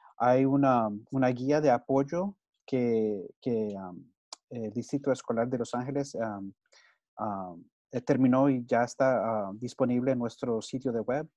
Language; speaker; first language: Spanish; early bilingual, heritage; Spanish